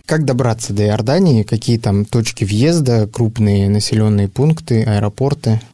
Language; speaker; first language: Russian; native; Russian